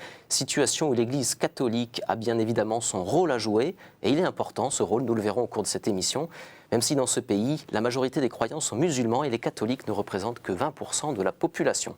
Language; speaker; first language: French; native; French